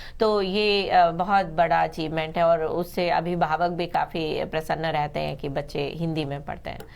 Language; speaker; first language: Hindi; native; Hindi